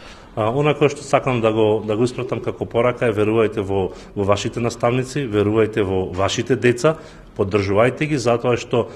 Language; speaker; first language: Macedonian; native; Macedonian